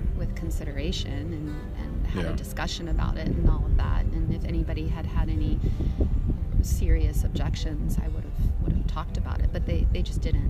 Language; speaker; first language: English; native; English